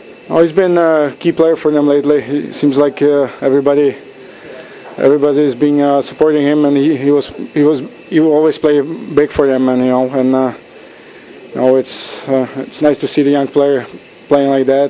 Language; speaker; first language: English; non-native, fluent; Czech